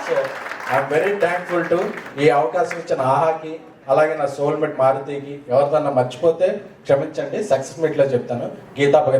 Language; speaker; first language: Telugu; native; Telugu